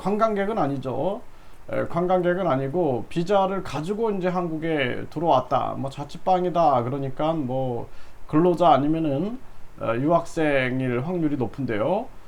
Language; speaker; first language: Korean; native; Korean